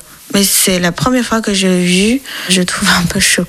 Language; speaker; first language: French; non-native, learner; Chinese